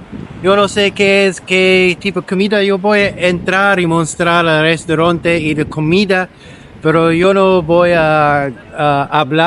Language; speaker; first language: Spanish; non-native, learner; English